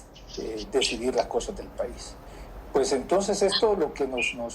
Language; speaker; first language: Spanish; native; Spanish